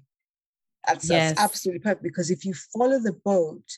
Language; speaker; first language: English; native; English